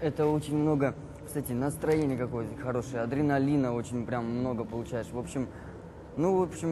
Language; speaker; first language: Russian; native; Russian